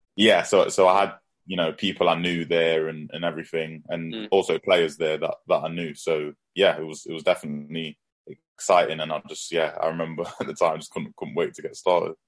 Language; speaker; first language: English; native; English